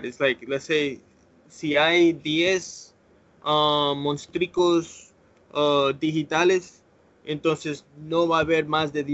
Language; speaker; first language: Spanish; early bilingual, heritage; English